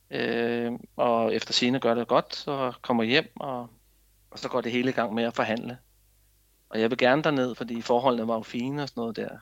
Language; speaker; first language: Danish; native; Danish